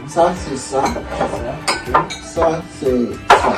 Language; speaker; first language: French; non-native, learner; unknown